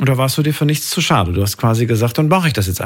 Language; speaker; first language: German; native; German